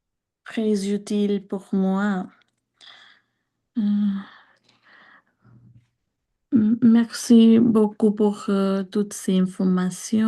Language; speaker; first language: French; non-native, learner; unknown